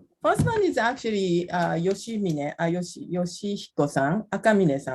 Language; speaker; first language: English; non-native, learner; Japanese